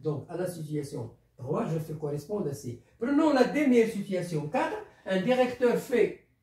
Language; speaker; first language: French; non-native, local second language; Arabic